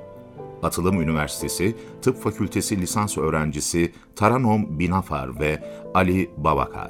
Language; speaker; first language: Turkish; native; Turkish